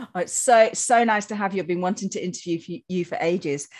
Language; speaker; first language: English; native; English